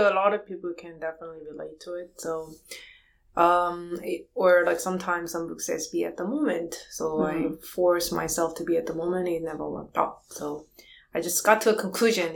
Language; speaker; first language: English; non-native, fluent; Korean